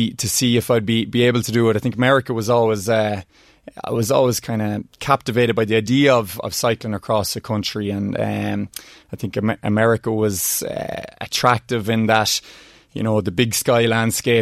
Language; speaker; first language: English; native; English